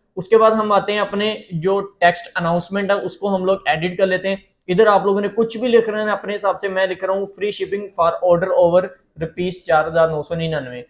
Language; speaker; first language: Urdu; native; Urdu